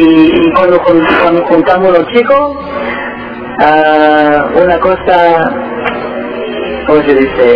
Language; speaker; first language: Spanish; early bilingual, heritage; Spanish